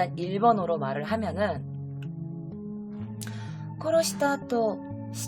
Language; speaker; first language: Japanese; non-native, fluent; Korean